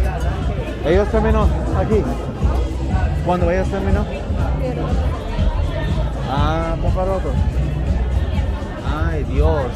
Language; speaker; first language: Spanish; non-native, learner; English